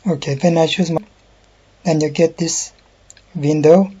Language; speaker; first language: English; non-native, learner; Persian